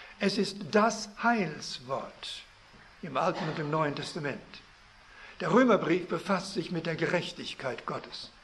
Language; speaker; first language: German; early bilingual, heritage; German